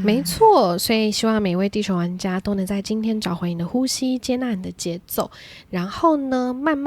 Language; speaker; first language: Chinese; native; Chinese